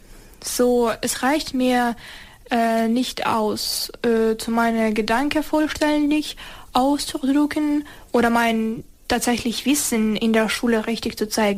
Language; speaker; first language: German; non-native, learner; Ukrainian